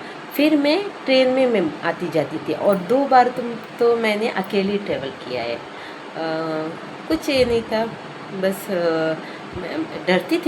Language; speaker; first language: Hindi; non-native, local second language; Konkani